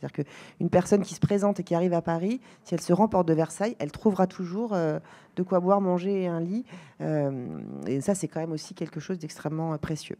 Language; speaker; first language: French; native; French